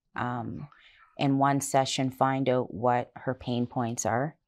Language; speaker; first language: English; native; English